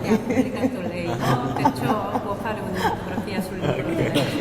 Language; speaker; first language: Italian; non-native, fluent; Korean